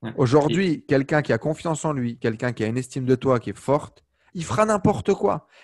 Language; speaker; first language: French; native; French